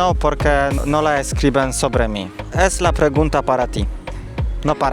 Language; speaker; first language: Spanish; non-native, learner; Polish